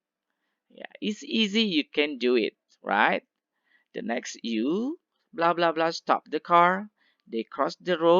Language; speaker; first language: English; non-native, learner; Indonesian